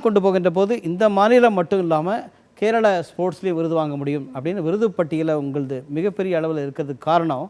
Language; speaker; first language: Tamil; native; Tamil